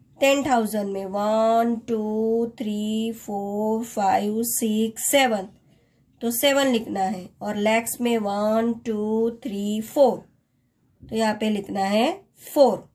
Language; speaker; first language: Hindi; non-native, local second language; Gujarati